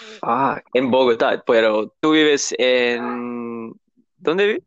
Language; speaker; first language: Spanish; non-native, learner; English